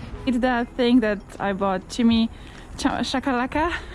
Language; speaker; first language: English; non-native, fluent; Polish